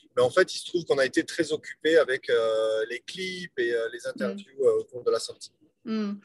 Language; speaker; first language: French; native; French